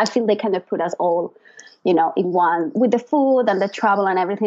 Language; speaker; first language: English; non-native, fluent; Spanish